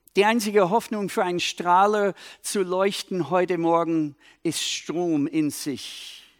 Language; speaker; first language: German; non-native, fluent; English